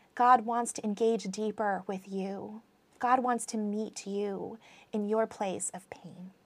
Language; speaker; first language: English; native; English